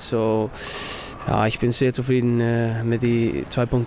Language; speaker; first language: German; non-native, fluent; Icelandic